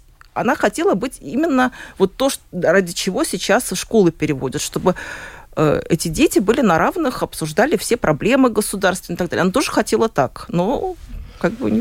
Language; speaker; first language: Russian; native; Russian